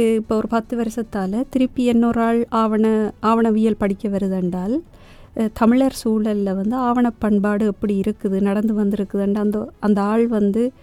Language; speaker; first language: Tamil; native; Tamil